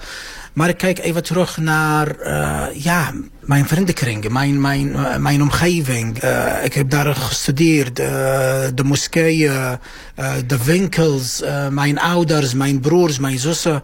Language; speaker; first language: Dutch; non-native, fluent; Arabic